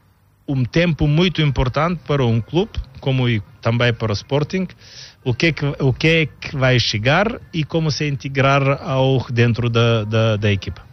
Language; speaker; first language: Portuguese; non-native, learner; Bulgarian